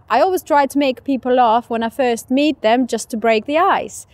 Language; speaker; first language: English; non-native, fluent; Russian